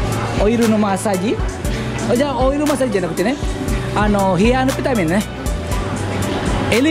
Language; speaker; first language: Japanese; non-native, fluent; Balinese